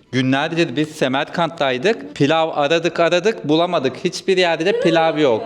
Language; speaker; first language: Turkish; native; Turkish